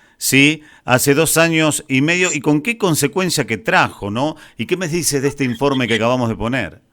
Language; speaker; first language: Spanish; native; Spanish